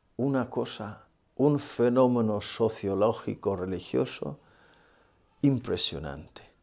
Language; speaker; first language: Spanish; non-native, fluent; English